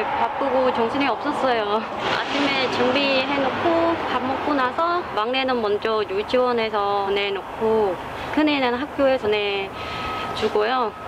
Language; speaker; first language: Korean; non-native, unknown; Vietnamese